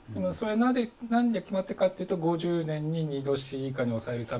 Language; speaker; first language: Japanese; native; Japanese